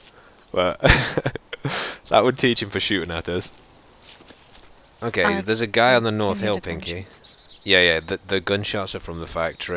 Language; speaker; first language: English; native; English